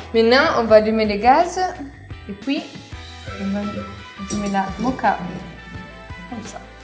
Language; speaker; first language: French; non-native, fluent; Italian